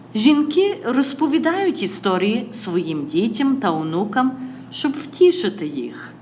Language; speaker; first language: Ukrainian; early bilingual, other home language; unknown